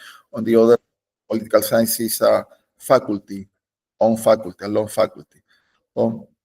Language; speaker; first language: English; non-native, learner; Spanish